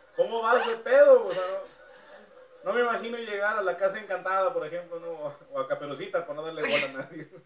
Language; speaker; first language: Spanish; native; Spanish